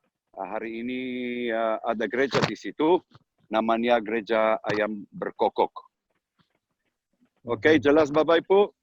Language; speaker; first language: Indonesian; non-native, learner; Hebrew